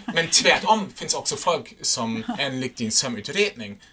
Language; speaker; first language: Swedish; non-native, fluent; German